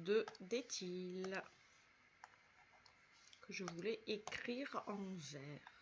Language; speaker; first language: French; native; French